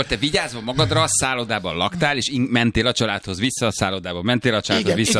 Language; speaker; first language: Hungarian; native; Hungarian